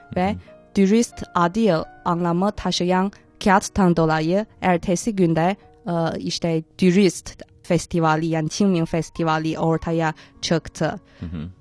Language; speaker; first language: Turkish; non-native, fluent; Chinese